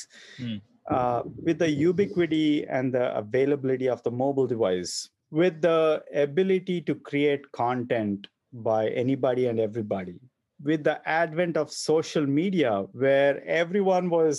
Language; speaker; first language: English; non-native, local second language; Kannada